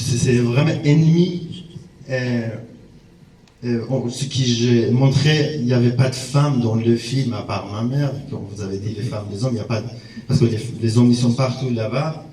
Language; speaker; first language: French; non-native, fluent; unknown